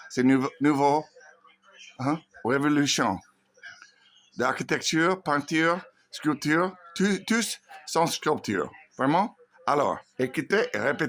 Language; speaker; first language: French; non-native, learner; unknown